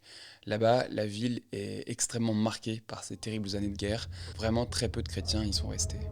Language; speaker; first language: French; native; French